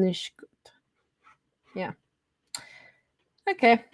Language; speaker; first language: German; non-native, learner; English